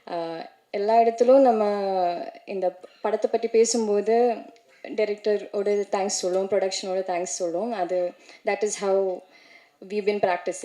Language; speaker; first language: Tamil; non-native, learner; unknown